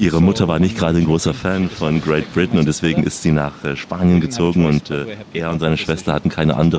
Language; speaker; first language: German; native; German